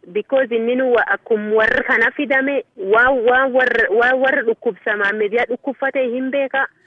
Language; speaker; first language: Oromo; native; Oromo